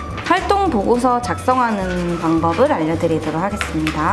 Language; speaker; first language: Korean; native; Korean